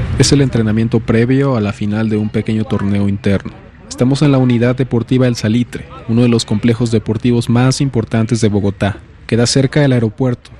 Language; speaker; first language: Spanish; native; Spanish